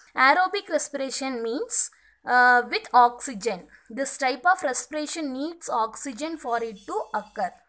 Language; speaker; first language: English; non-native, local second language; Tamil